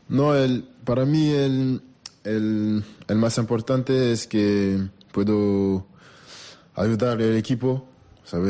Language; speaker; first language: Spanish; non-native, learner; French